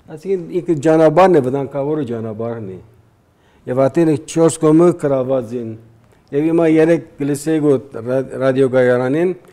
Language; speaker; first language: Armenian; early bilingual, heritage; Armenian